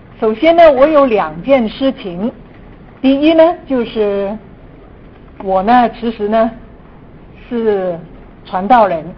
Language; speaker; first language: Chinese; non-native, local second language; Cantonese